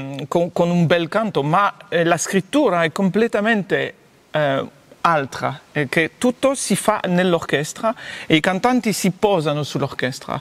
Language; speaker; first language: Italian; non-native, fluent; French